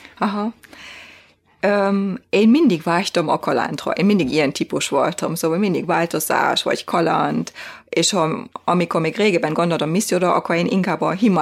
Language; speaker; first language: Hungarian; non-native, fluent; German